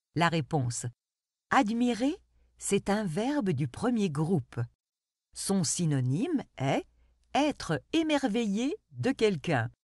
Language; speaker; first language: French; non-native, local second language; Arabic